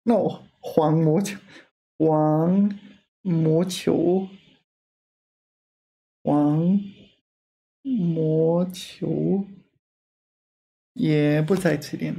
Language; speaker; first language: Chinese; non-native, learner; English